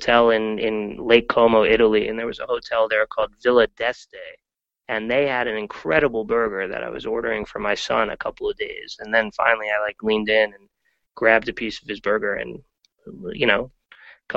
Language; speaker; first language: English; native; English